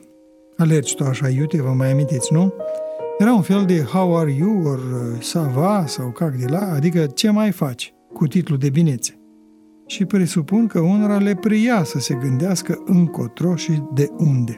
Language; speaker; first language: Romanian; native; Romanian